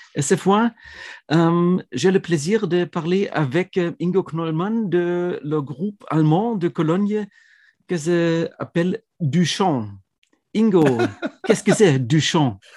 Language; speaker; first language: French; non-native, learner; German